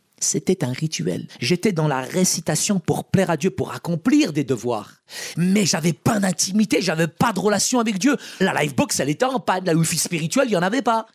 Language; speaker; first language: French; early bilingual, other home language; Arabic